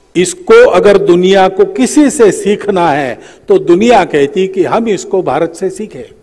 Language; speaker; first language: Hindi; native; Hindi